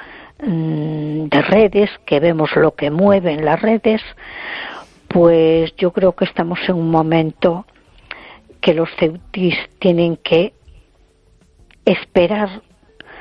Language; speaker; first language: Spanish; native; Spanish